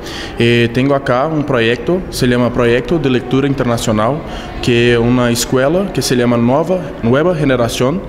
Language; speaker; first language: Spanish; non-native, fluent; Portuguese